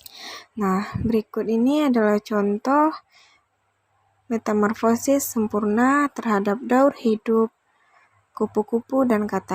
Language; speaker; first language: Indonesian; native; Indonesian